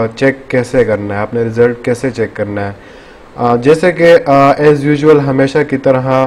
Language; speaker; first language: Urdu; native; Urdu